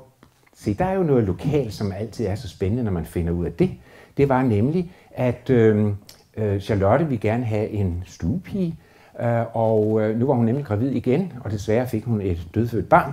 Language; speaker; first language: Danish; native; Danish